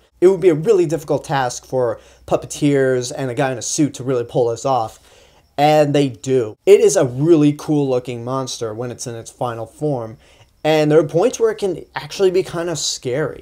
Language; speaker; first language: English; native; English